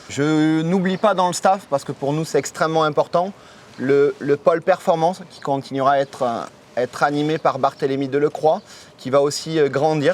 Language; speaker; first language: French; native; French